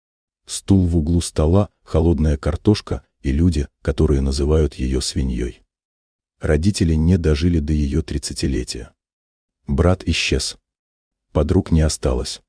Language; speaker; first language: Russian; native; Russian